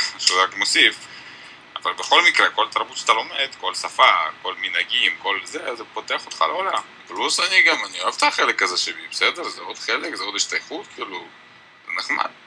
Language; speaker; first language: Hebrew; early bilingual, other home language; Russian